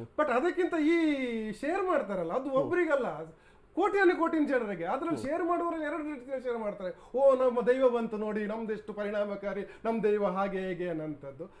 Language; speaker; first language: Kannada; non-native, local second language; Tulu